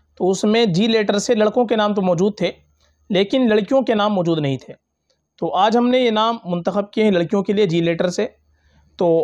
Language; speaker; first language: Urdu; native; Urdu